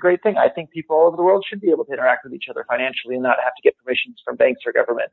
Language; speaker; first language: English; native; English